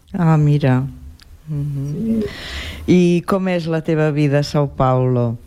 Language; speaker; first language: Portuguese; non-native, learner; Catalan